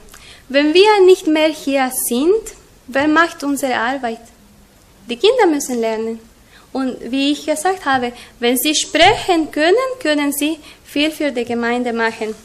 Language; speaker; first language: German; non-native, learner; Spanish